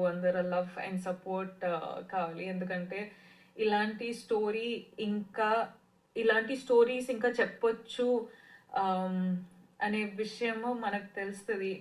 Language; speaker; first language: Telugu; non-native, fluent; Kannada